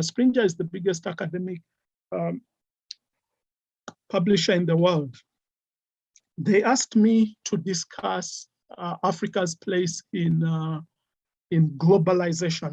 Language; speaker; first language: English; non-native, local second language; Ganda